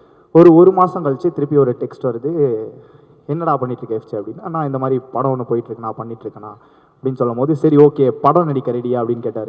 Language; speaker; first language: Tamil; native; Tamil